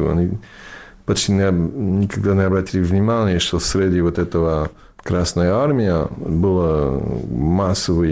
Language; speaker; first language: Russian; non-native, fluent; English